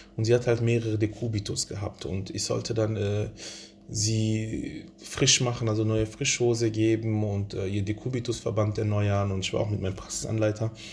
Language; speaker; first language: German; early bilingual, other home language; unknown